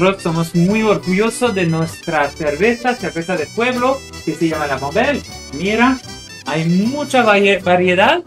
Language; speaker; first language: Spanish; non-native, learner; French